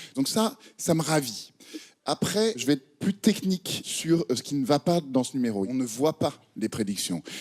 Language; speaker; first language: French; native; French